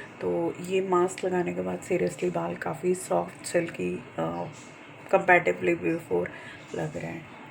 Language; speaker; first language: Hindi; non-native, local second language; Bangla